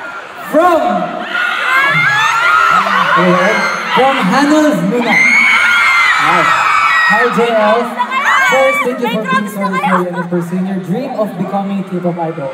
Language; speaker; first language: English; non-native, local second language; Filipino